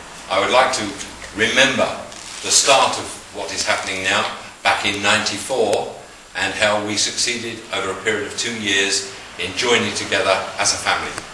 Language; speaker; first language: English; native; English